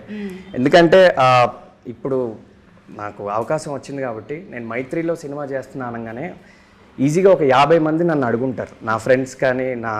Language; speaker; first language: Telugu; native; Telugu